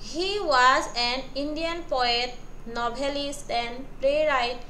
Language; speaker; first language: English; non-native, local second language; Assamese